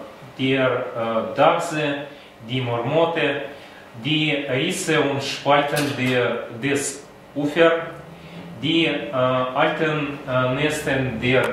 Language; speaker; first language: German; non-native, learner; Russian